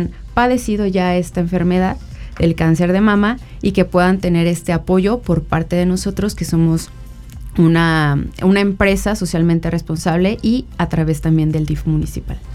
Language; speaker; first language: Spanish; native; Spanish